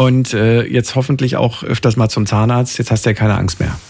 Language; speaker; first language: German; native; German